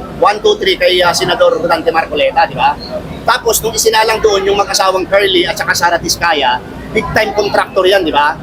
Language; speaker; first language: Filipino; native; Filipino